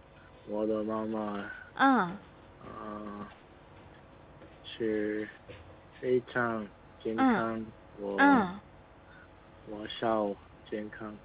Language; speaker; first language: Chinese; non-native, learner; Korean